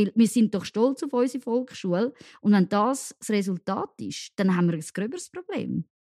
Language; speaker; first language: German; early bilingual, other home language; French